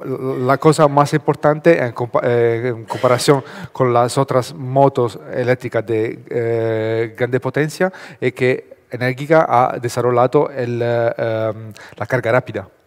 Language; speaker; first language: Spanish; non-native, learner; Italian